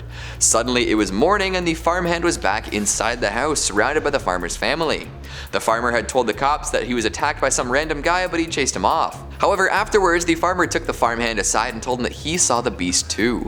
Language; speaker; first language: English; native; English